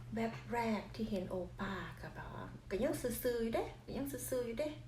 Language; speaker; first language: Thai; non-native, local second language; Northeastern Thai